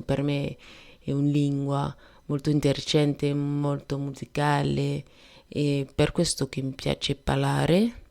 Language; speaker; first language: Italian; non-native, learner; French